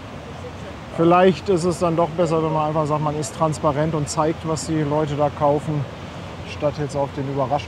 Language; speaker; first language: German; native; German